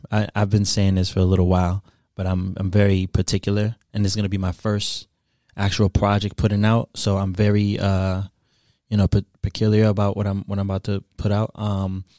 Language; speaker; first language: English; early bilingual, other home language; Haitian Creole